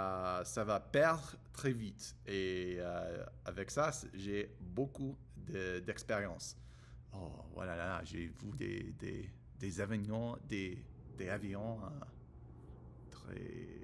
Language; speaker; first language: French; non-native, learner; English